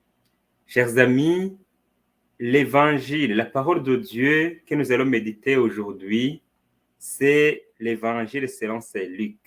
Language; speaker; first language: French; non-native, fluent; Spanish